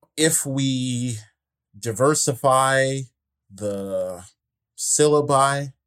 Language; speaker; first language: English; native; English